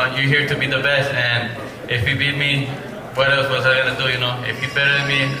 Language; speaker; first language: English; non-native, fluent; Spanish